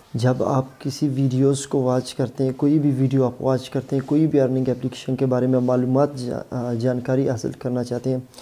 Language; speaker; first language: Urdu; non-native, local second language; Baluchi